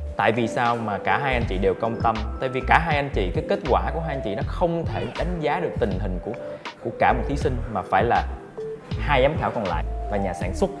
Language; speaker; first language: Vietnamese; native; Vietnamese